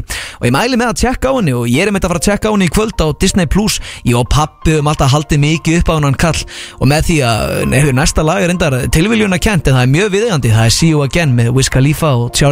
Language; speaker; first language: Icelandic; native; Icelandic